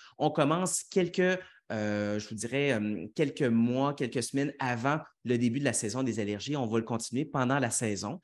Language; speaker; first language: French; native; French